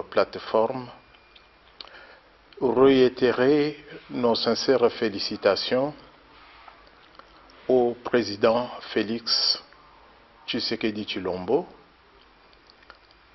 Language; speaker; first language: French; non-native, local second language; Luba-Lulua